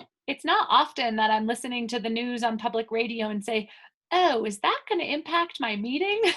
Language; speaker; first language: English; native; English